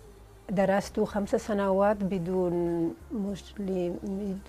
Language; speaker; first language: Arabic; non-native, learner; Spanish